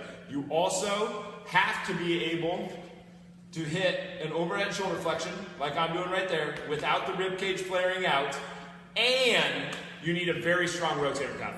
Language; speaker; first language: English; native; English